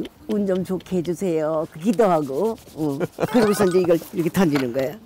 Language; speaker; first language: Korean; native; Korean